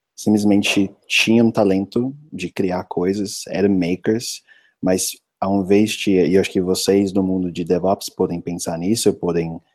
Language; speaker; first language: Portuguese; non-native, fluent; English